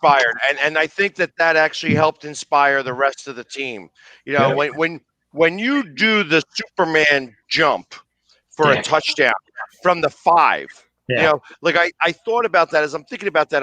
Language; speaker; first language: English; native; English